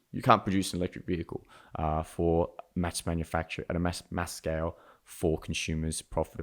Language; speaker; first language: English; native; English